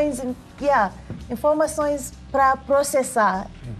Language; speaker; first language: Portuguese; non-native, fluent; English